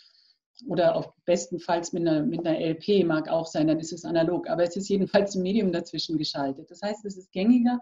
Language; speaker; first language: German; native; German